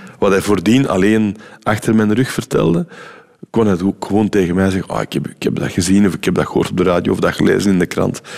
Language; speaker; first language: Dutch; native; Dutch